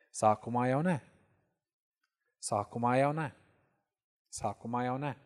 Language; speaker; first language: Latvian; native; Latvian